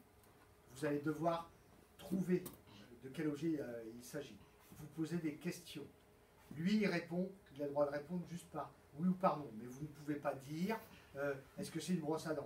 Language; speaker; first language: French; native; French